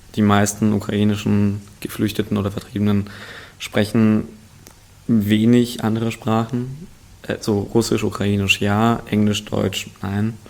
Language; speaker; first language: German; early bilingual, other home language; Russian